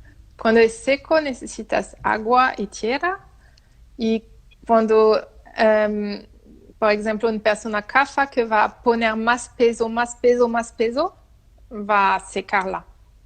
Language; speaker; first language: Spanish; non-native, learner; French